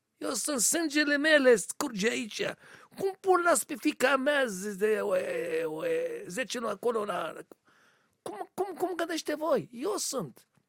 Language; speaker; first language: Romanian; non-native, learner; Hebrew